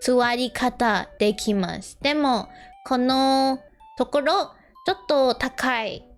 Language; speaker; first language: Japanese; non-native, learner; English